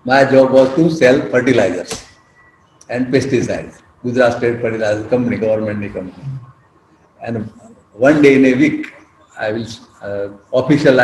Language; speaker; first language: English; non-native, local second language; Gujarati